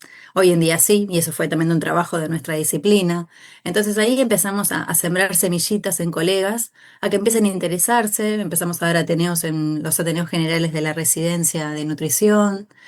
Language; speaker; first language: Spanish; native; Spanish